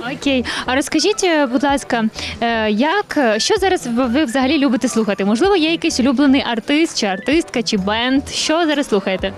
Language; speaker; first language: Ukrainian; native; Ukrainian